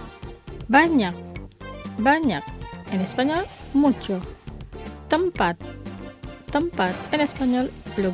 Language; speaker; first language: Spanish; non-native, fluent; Indonesian